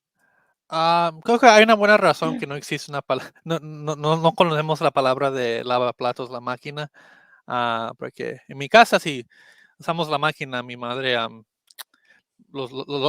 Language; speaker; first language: Spanish; early bilingual, heritage; Spanish